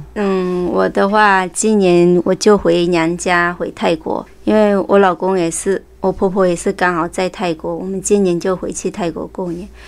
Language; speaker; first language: Chinese; early bilingual, heritage; Chinese